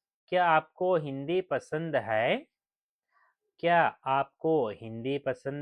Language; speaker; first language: Hindi; non-native, local second language; Telugu